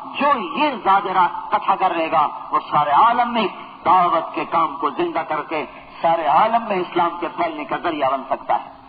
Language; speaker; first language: Urdu; non-native, local second language; Punjabi